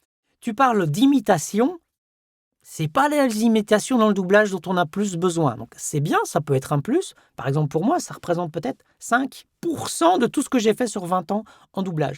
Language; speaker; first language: French; native; French